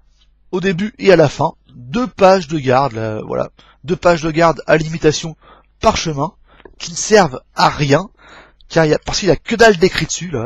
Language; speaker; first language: French; native; French